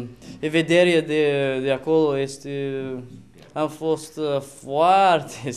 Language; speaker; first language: Romanian; non-native, learner; English